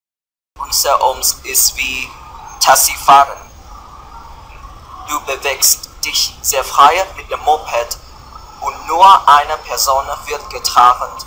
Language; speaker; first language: German; non-native, learner; Vietnamese